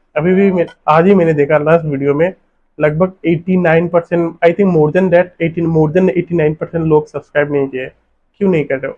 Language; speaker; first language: Hindi; non-native, local second language; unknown